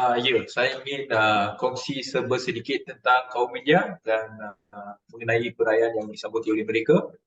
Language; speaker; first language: Malay; non-native, local second language; Tamil